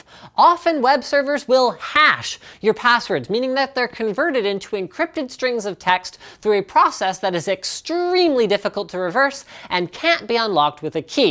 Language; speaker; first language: English; native; English